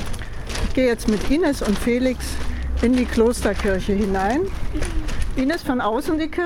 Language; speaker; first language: German; native; German